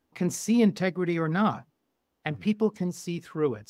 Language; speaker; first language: English; native; English